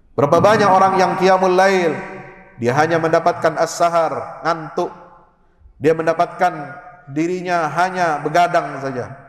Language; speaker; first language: Malay; native; Malay